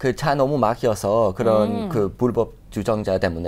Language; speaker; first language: Korean; non-native, fluent; English